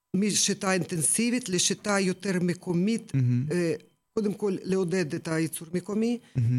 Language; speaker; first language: Hebrew; non-native, fluent; Russian